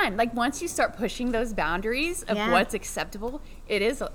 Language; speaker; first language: English; native; English